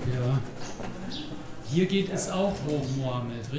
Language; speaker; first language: German; native; German